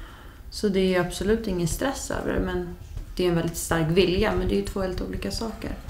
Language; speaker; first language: Swedish; native; Swedish